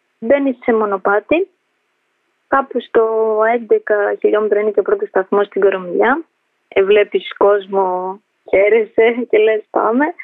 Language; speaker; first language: Greek; early bilingual, other home language; Albanian